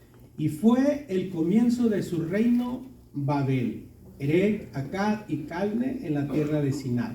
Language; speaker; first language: Spanish; native; Spanish